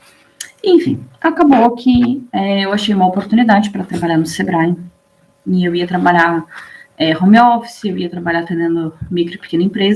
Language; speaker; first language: Portuguese; native; Portuguese